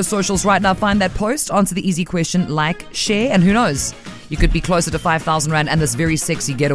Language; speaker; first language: English; native; English